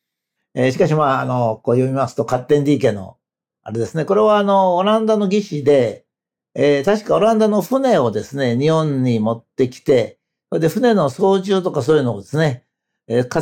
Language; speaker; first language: Japanese; native; Japanese